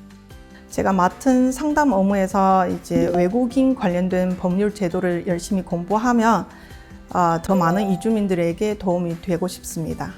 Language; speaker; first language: Korean; non-native, fluent; Chinese